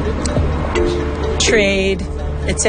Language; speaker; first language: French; non-native, learner; English